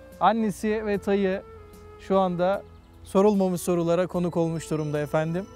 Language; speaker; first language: Turkish; native; Turkish